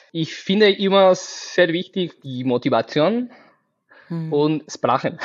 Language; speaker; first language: German; non-native, learner; Spanish